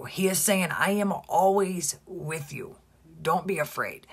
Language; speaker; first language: English; native; English